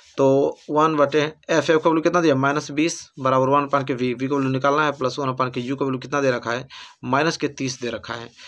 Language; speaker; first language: Hindi; native; Hindi